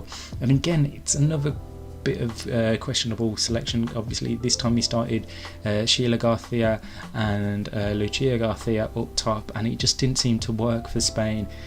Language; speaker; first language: English; native; English